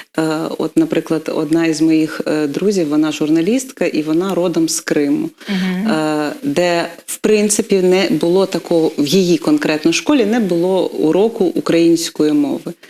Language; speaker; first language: Ukrainian; non-native, local second language; Russian